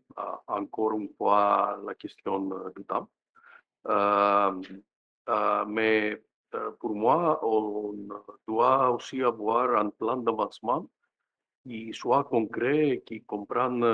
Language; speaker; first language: French; non-native, fluent; Greek